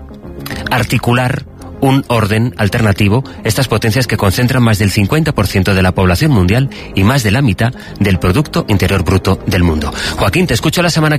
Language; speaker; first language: Spanish; native; Spanish